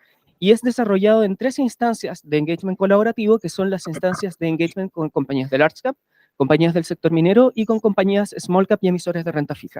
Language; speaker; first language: Spanish; native; Spanish